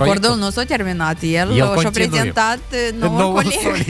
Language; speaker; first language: Romanian; native; Romanian